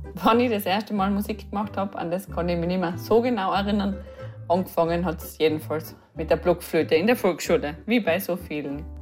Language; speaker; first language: German; native; German